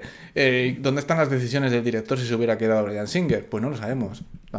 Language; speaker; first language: Spanish; native; Spanish